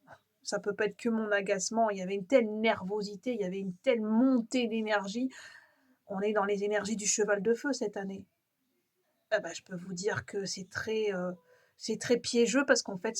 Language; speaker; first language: French; native; French